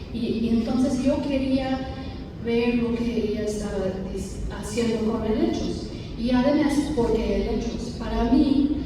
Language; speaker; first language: Spanish; non-native, fluent; English